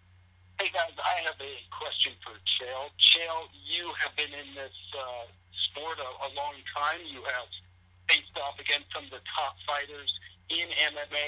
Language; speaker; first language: English; native; English